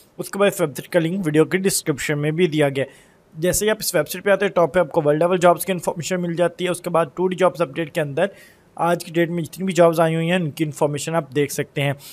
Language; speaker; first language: Urdu; non-native, local second language; Punjabi